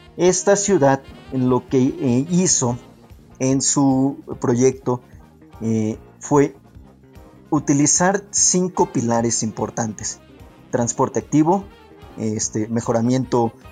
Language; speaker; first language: Spanish; native; Spanish